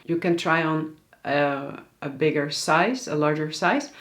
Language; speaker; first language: English; non-native, fluent; Dutch